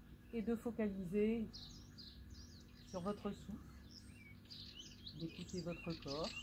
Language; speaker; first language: French; native; French